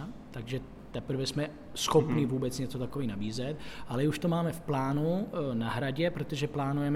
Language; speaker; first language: Czech; non-native, fluent; Italian